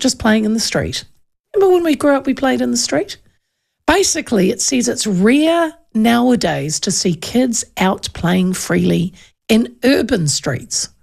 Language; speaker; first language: English; native; English